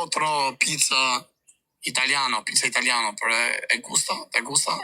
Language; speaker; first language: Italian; non-native, learner; Albanian